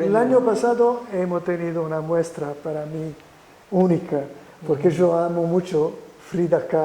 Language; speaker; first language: Spanish; non-native, fluent; Italian